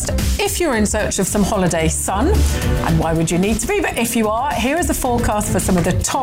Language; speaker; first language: English; native; English